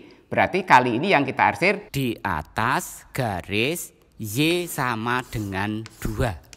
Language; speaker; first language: Indonesian; native; Indonesian